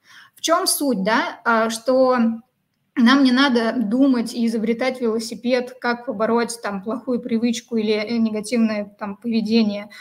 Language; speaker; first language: Russian; native; Russian